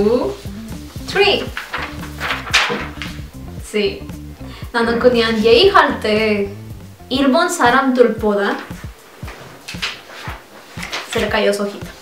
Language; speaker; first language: Korean; non-native, learner; Spanish